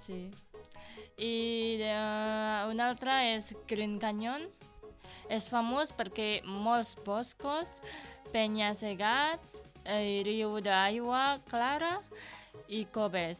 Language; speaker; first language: Catalan; non-native, learner; Indonesian